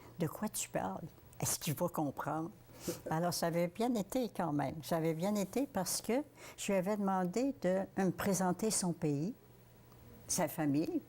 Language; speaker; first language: French; native; French